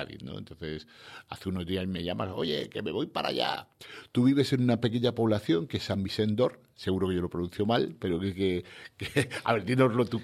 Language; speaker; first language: Spanish; native; Spanish